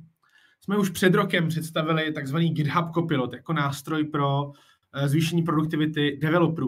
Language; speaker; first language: Czech; native; Czech